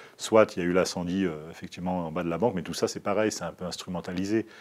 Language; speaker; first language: French; native; French